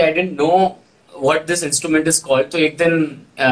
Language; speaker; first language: English; non-native, local second language; Gujarati